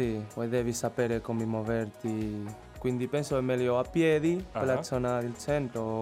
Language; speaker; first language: Italian; non-native, learner; Chinese